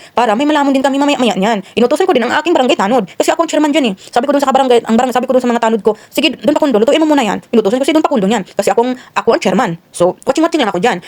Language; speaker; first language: Filipino; non-native, local second language; Cebuano